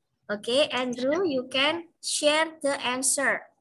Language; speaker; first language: English; non-native, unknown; Indonesian